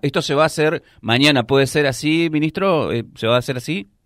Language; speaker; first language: Spanish; native; Spanish